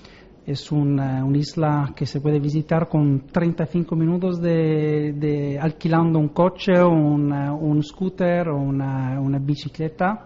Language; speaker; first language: Spanish; non-native, learner; Italian